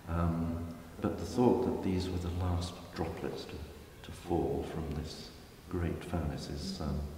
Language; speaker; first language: English; native; English